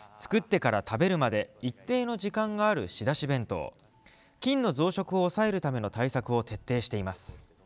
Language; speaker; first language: Japanese; native; Japanese